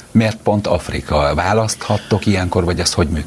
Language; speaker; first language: Hungarian; native; Hungarian